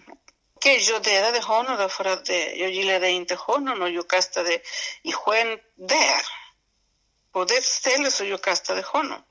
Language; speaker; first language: Swedish; non-native, fluent; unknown